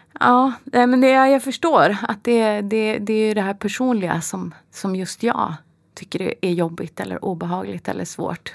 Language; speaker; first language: Swedish; native; Swedish